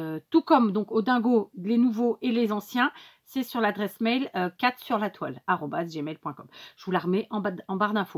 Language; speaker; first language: French; native; French